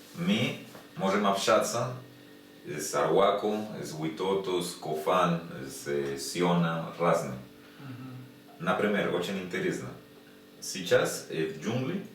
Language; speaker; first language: Russian; non-native, learner; Spanish